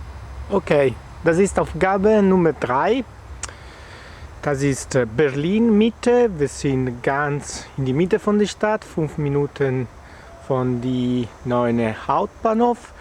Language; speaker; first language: German; non-native, learner; Italian